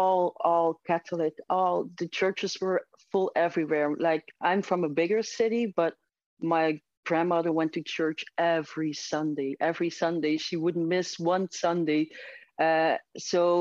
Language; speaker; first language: English; non-native, fluent; Dutch